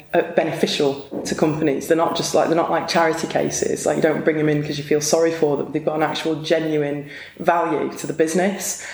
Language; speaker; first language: English; native; English